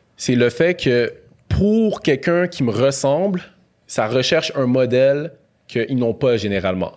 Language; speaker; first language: French; native; French